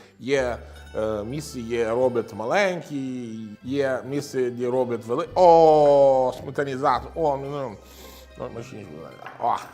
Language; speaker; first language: Ukrainian; non-native, learner; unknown